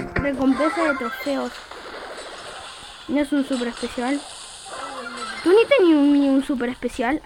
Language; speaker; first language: Spanish; native; Spanish